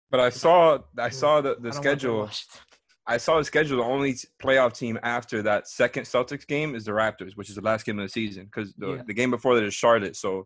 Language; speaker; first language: English; native; English